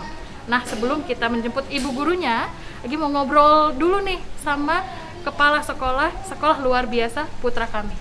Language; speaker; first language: Indonesian; native; Indonesian